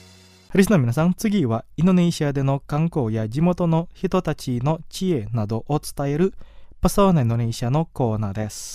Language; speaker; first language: Japanese; non-native, fluent; Indonesian